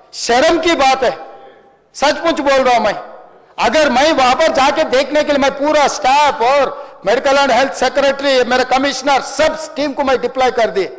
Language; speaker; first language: Hindi; non-native, local second language; Telugu